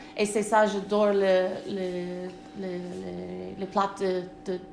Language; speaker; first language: French; non-native, learner; English